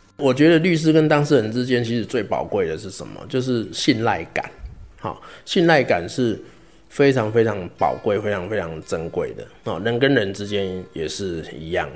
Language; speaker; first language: Chinese; native; Chinese